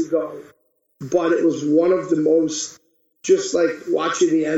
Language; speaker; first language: English; native; English